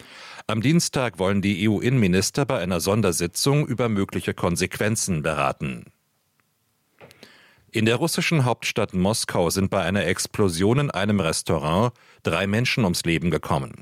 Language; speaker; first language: German; native; German